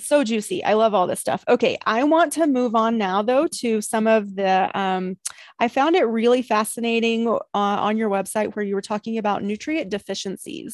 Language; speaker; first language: English; native; English